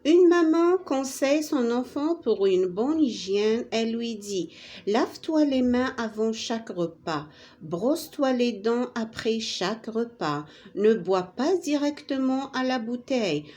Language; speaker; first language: French; non-native, local second language; Arabic